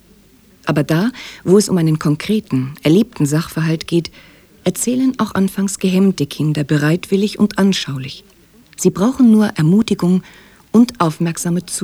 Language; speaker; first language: German; native; German